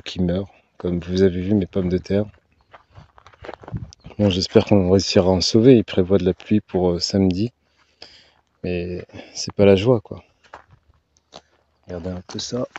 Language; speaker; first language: French; native; French